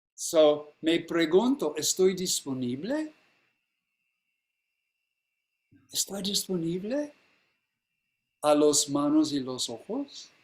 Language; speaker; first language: Spanish; non-native, fluent; English